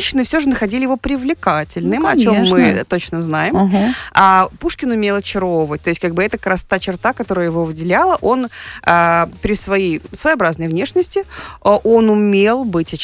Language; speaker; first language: Russian; native; Russian